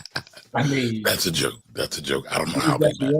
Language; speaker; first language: English; native; English